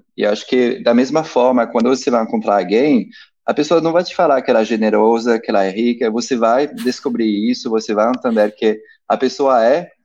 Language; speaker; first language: Portuguese; non-native, fluent; French